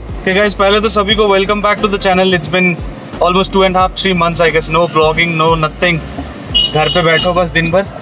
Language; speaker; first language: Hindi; non-native, local second language; Bangla